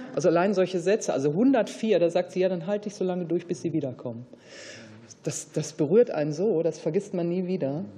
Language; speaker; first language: German; native; German